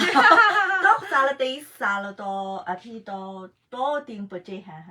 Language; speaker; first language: Hindi; non-native, fluent; Chinese